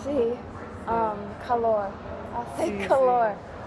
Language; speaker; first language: Spanish; non-native, learner; English